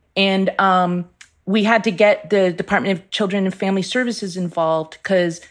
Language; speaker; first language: English; early bilingual, other home language; Persian